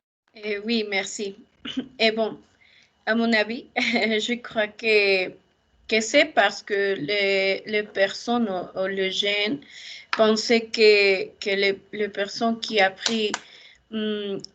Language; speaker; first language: French; non-native, learner; Spanish